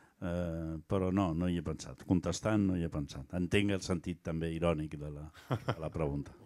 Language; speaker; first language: Catalan; early bilingual, other home language; French